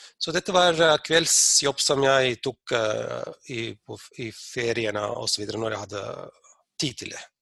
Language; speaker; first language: Norwegian; non-native, fluent; Arabic